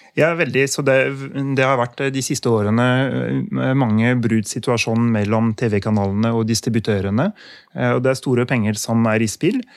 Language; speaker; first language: Norwegian; non-native, fluent; French